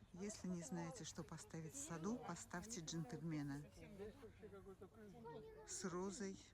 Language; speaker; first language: Russian; native; Russian